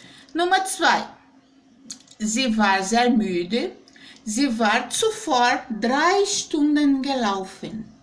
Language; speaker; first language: German; non-native, fluent; Portuguese